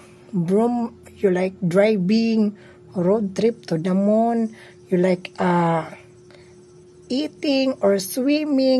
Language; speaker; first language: English; non-native, learner; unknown